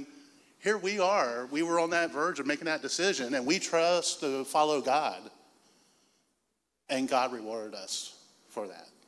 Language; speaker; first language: English; native; English